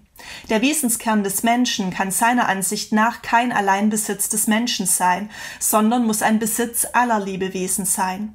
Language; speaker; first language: German; native; German